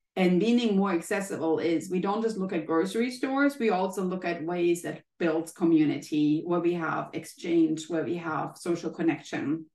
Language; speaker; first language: English; non-native, fluent; German